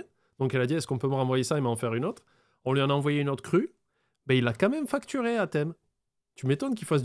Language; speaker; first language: French; native; French